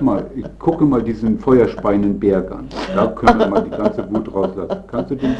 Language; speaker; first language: German; native; German